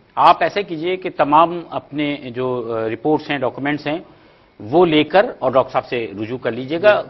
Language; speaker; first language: Urdu; native; Urdu